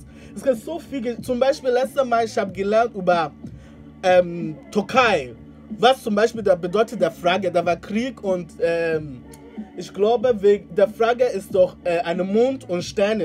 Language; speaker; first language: German; non-native, learner; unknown